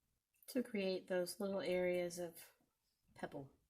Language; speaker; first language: English; native; English